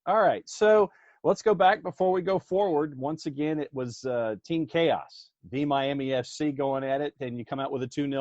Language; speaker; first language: English; native; English